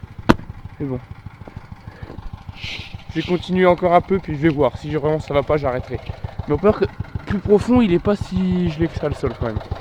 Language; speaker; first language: French; native; French